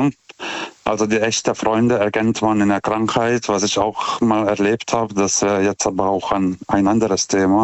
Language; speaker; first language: German; non-native, fluent; Lithuanian